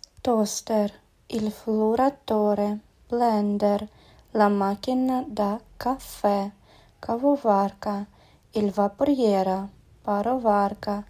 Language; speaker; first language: Italian; non-native, learner; Ukrainian